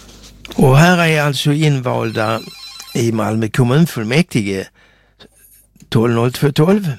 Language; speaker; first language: Swedish; native; Swedish